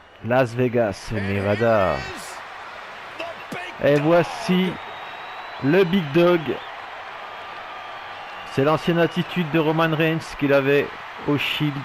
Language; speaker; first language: French; native; French